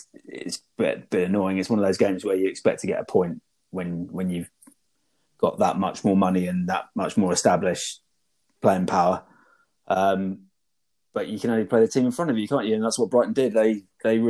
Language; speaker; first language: English; native; English